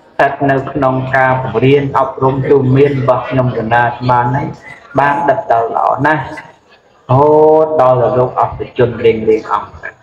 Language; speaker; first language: Khmer; native; Khmer